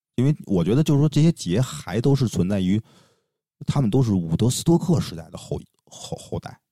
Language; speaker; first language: Chinese; native; Chinese